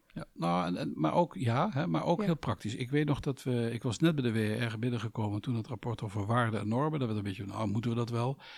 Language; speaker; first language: Dutch; native; Dutch